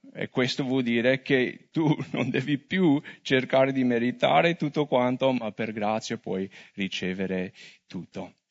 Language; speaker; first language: Italian; non-native, fluent; English